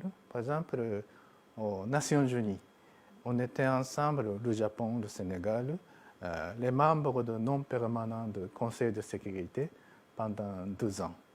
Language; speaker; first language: French; non-native, fluent; Japanese